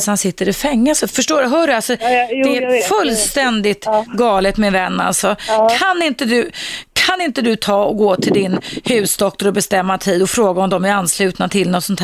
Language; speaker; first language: Swedish; native; Swedish